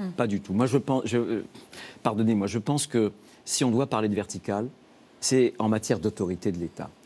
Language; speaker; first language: French; native; French